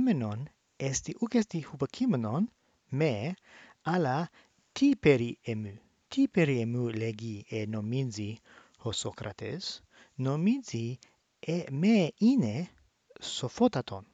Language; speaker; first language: Greek; non-native, learner; English